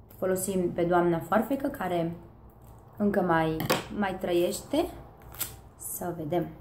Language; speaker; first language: Romanian; early bilingual, heritage; Romanian